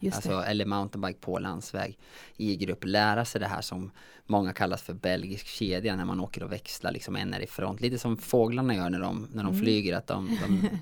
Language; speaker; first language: Swedish; native; Swedish